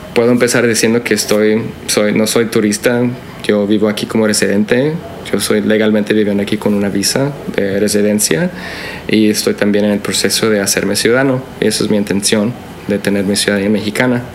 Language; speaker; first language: Spanish; non-native, fluent; English